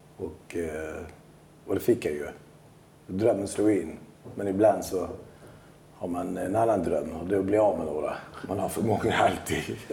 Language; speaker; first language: Swedish; early bilingual, other home language; Albanian